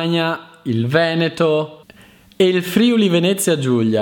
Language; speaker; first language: Italian; native; Italian